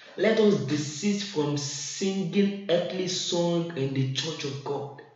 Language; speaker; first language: English; non-native, local second language; Yoruba